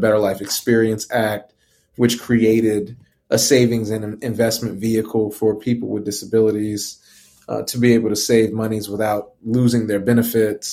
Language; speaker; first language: English; native; English